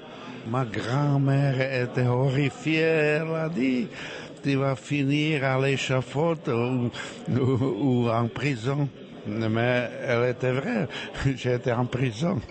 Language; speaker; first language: French; non-native, fluent; Czech